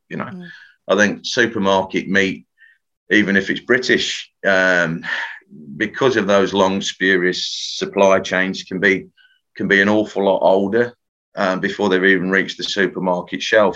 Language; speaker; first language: English; native; English